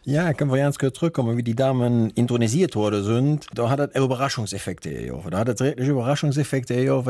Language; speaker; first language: German; native; German